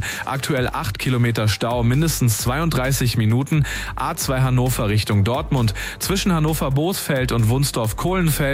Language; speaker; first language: German; native; German